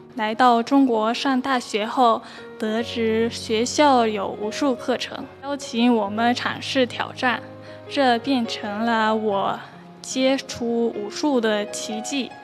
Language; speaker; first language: Chinese; non-native, fluent; Japanese